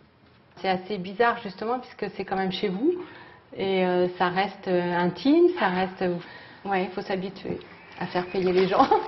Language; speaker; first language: French; native; French